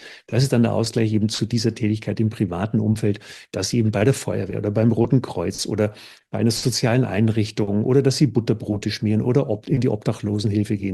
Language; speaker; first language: German; native; German